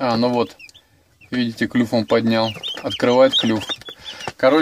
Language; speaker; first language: Russian; native; Russian